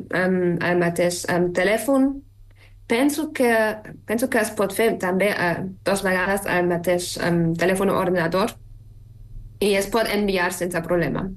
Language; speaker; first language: Catalan; non-native, fluent; German